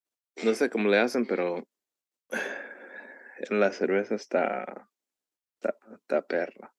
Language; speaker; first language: Spanish; early bilingual, heritage; Spanish